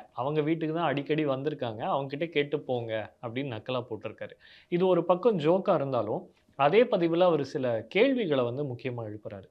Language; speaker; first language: Tamil; native; Tamil